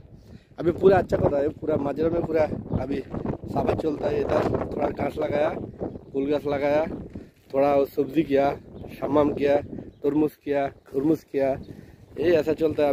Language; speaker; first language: Hindi; non-native, learner; Bangla